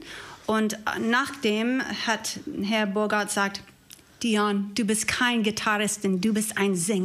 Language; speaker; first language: German; non-native, learner; English